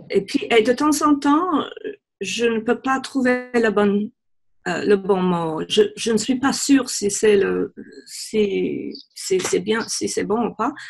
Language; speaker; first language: French; non-native, fluent; English